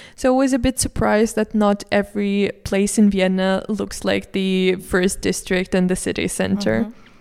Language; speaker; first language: English; non-native, fluent; Russian